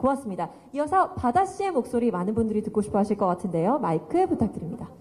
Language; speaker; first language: Korean; native; Korean